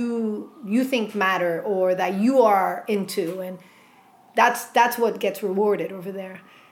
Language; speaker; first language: English; native; English